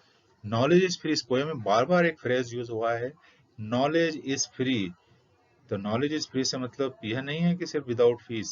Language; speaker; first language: Hindi; native; Hindi